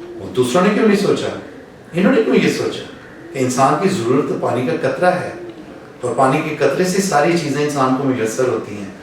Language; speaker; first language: Urdu; non-native, local second language; Punjabi